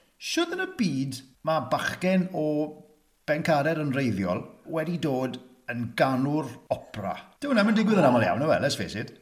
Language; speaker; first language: Welsh; native; Welsh